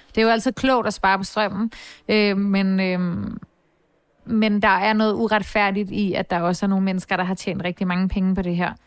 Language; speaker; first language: Danish; native; Danish